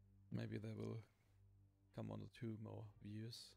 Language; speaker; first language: English; non-native, fluent; German